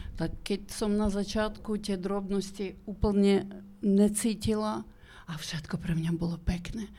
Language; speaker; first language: Slovak; non-native, learner; Ukrainian